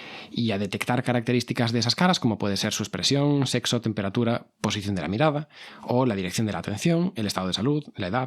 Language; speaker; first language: Spanish; native; Spanish